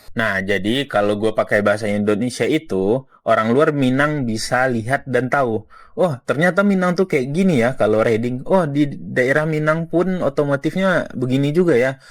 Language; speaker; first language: Indonesian; non-native, local second language; Minangkabau